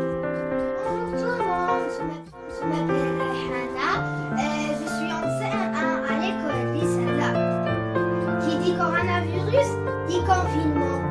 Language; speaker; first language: French; non-native, learner; Arabic